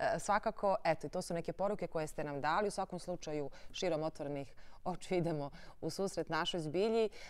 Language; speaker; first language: Serbian; native; Serbian